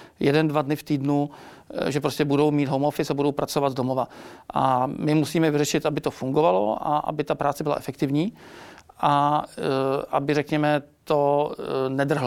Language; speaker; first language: Czech; native; Czech